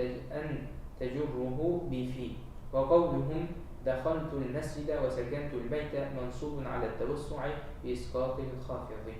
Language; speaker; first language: Arabic; non-native, learner; Uzbek